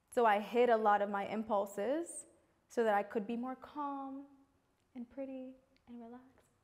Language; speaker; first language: English; native; English